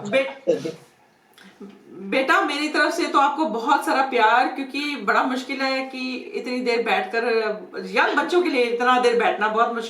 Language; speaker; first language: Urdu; non-native, local second language; Punjabi